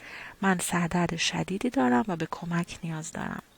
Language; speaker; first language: Persian; native; Persian